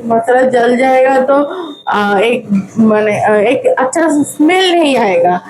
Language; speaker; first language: Hindi; non-native, local second language; Bangla